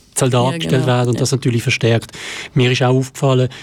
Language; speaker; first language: German; native; German